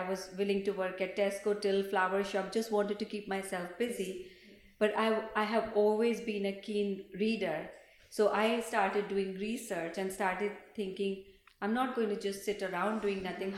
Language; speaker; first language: English; non-native, local second language; Hindi